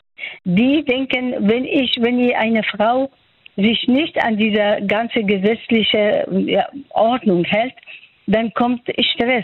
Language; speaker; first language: German; non-native, fluent; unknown